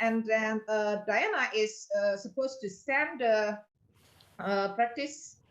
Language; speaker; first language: English; non-native, fluent; Indonesian